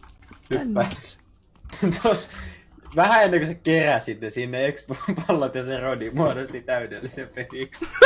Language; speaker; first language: Finnish; native; Finnish